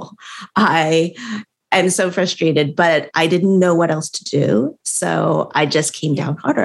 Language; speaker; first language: English; native; English